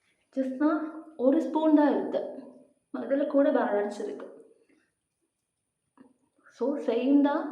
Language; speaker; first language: Tamil; non-native, learner; Malayalam